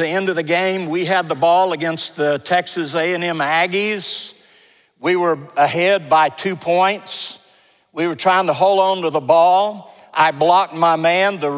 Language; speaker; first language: English; native; English